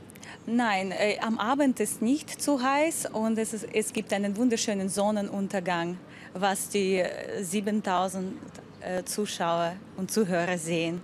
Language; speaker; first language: German; non-native, fluent; Russian